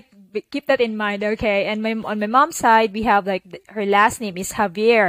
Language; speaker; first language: English; non-native, local second language; Cebuano